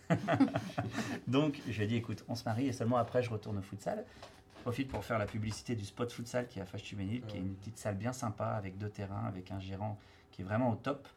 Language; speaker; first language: French; native; French